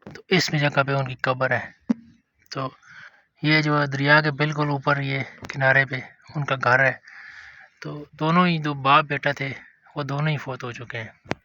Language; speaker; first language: Urdu; non-native, local second language; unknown